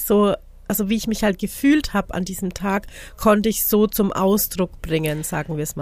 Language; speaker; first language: German; native; German